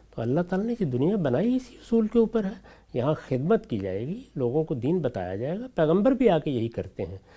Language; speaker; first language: Urdu; non-native, local second language; Punjabi